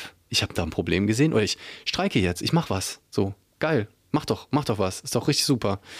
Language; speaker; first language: German; native; German